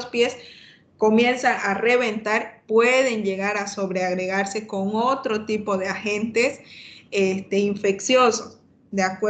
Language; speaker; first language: Spanish; native; Spanish